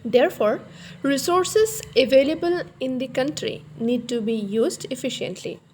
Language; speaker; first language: English; non-native, local second language; Assamese